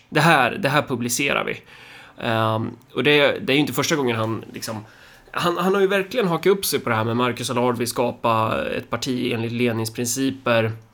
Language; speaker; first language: Swedish; early bilingual, other home language; Somali